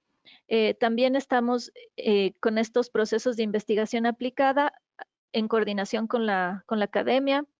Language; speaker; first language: Spanish; native; Spanish